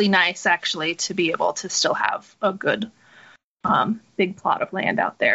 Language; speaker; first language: English; native; English